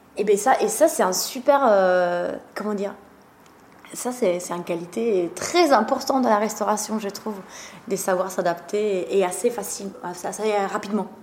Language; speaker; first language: French; non-native, fluent; Italian